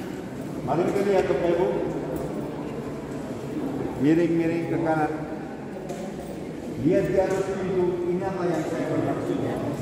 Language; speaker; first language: Indonesian; non-native, fluent; Turkish